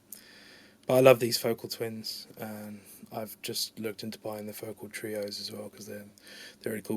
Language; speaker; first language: English; native; English